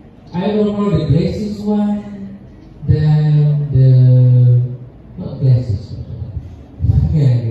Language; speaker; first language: English; non-native, learner; Indonesian